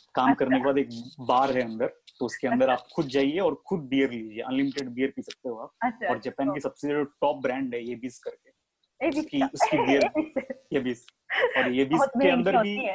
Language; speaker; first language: Hindi; native; Hindi